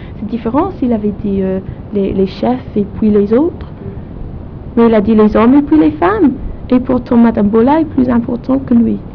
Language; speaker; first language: French; non-native, fluent; English